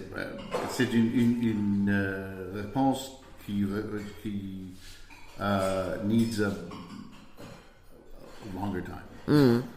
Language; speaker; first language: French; non-native, learner; English